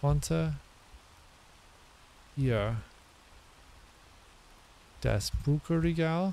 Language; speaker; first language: German; non-native, learner; English